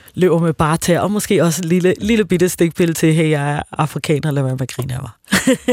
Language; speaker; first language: Danish; non-native, fluent; Swahili